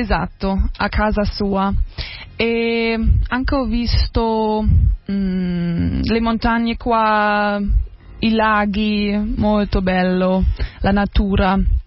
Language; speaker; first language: Italian; non-native, learner; German